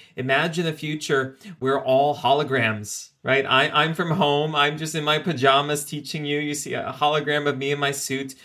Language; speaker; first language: English; native; English